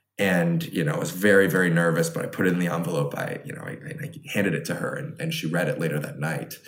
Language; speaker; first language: English; early bilingual, other home language; Chinese